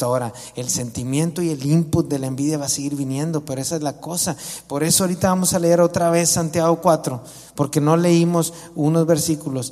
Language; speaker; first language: Spanish; native; Spanish